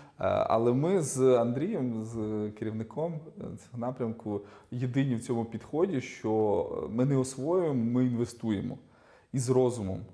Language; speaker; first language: Ukrainian; native; Ukrainian